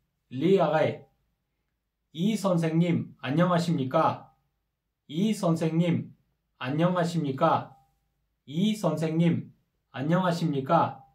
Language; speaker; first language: Korean; non-native, fluent; Kyrgyz